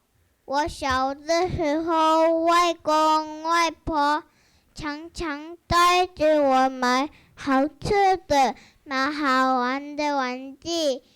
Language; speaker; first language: Chinese; early bilingual, heritage; Chinese